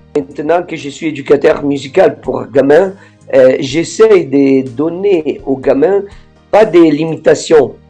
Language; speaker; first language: French; non-native, fluent; Italian